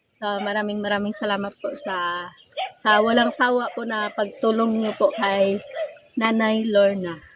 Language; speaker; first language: Filipino; non-native, local second language; Cebuano